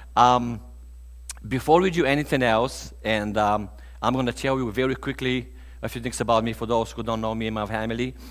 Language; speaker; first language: English; non-native, fluent; Bulgarian